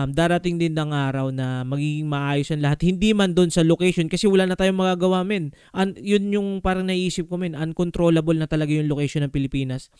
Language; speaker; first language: Filipino; native; Filipino